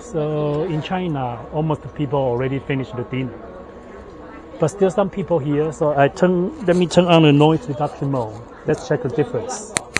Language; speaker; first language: English; non-native, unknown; Chinese